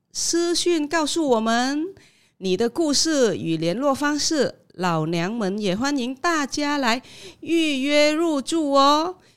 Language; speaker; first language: Chinese; non-native, fluent; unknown